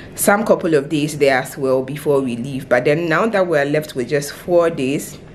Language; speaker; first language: English; non-native, local second language; Akan